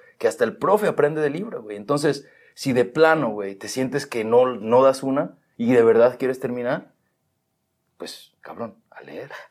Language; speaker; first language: Spanish; native; Spanish